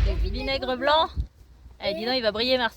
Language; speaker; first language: French; native; French